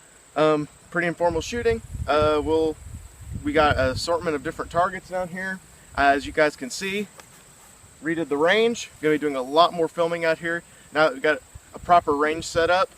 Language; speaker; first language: English; native; English